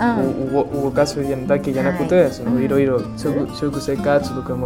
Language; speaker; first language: Japanese; non-native, learner; Spanish